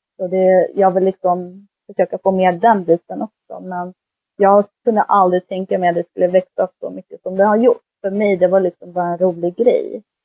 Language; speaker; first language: Swedish; early bilingual, other home language; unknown